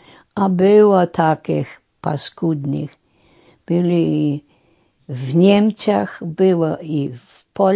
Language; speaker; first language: Polish; non-native, local second language; German